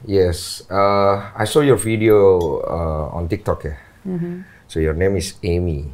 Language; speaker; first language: English; non-native, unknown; Indonesian